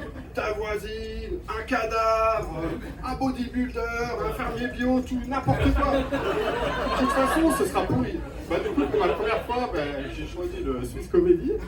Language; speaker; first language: French; native; French